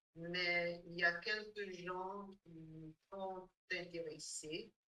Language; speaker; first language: French; non-native, fluent; English